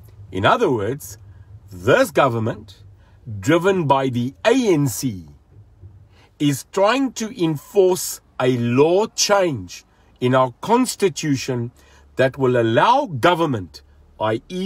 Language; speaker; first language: English; non-native, local second language; Afrikaans